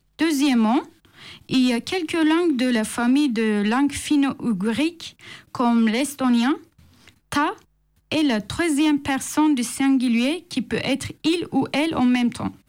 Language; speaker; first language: French; non-native, fluent; Turkish